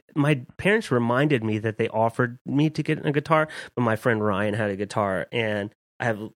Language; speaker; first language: English; native; English